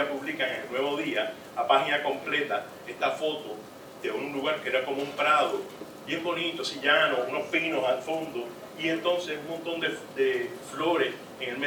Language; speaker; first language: Spanish; native; Spanish